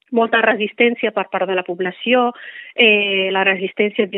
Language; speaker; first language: Catalan; non-native, fluent; Riffian